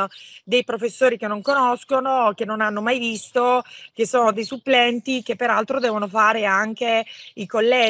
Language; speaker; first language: Italian; native; Italian